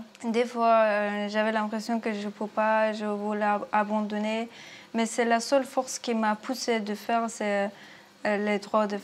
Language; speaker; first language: French; non-native, learner; Persian